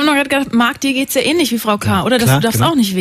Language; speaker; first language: German; native; German